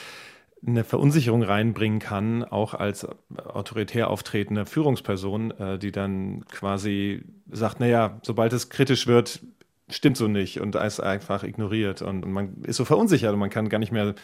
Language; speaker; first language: German; native; German